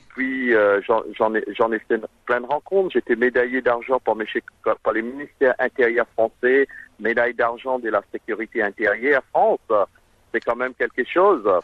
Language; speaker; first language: French; non-native, local second language; Morisyen